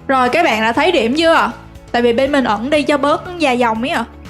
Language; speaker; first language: Vietnamese; native; Vietnamese